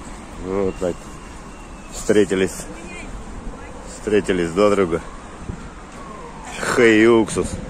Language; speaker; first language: Russian; native; Russian